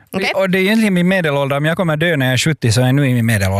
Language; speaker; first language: Swedish; native; Swedish